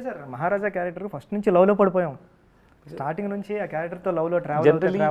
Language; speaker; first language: Telugu; native; Telugu